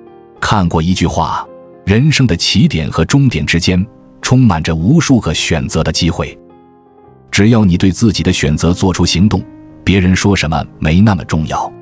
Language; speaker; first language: Chinese; native; Chinese